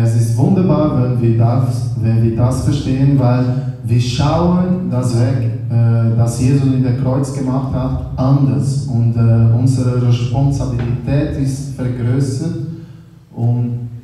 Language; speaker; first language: German; non-native, learner; Portuguese